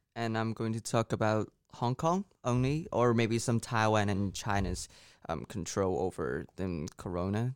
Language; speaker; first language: English; non-native, local second language; Cantonese